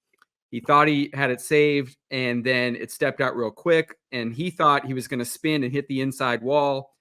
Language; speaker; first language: English; native; English